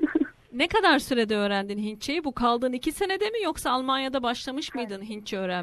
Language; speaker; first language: Turkish; native; Turkish